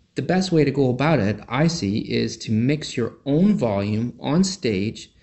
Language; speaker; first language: English; native; English